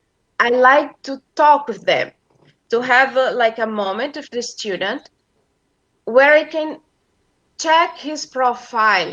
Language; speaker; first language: English; non-native, fluent; Portuguese